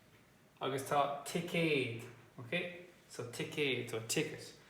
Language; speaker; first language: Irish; non-native, local second language; English